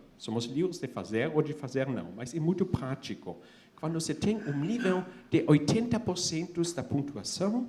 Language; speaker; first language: Portuguese; non-native, fluent; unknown